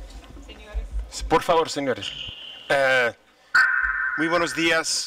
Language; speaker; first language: Spanish; non-native, fluent; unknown